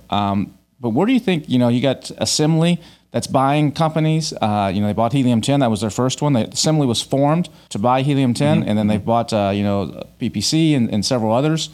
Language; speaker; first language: English; native; English